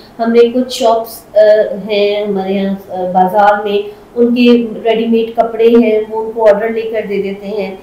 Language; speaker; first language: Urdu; non-native, local second language; Sindhi